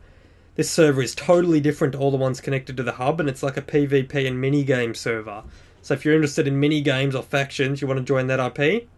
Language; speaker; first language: English; native; English